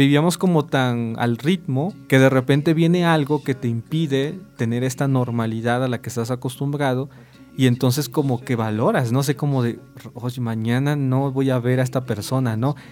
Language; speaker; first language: Spanish; native; Spanish